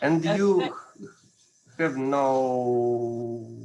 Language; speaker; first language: English; non-native, learner; Russian